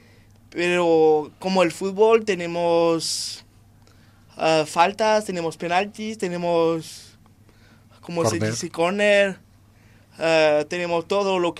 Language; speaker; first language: Spanish; non-native, fluent; French